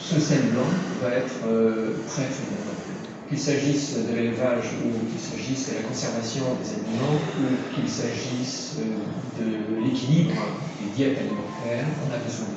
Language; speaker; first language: French; native; French